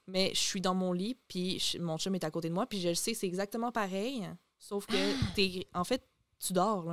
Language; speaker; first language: French; native; French